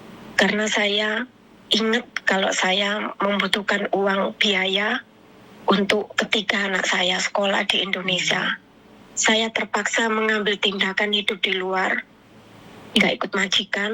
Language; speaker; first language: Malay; non-native, local second language; Javanese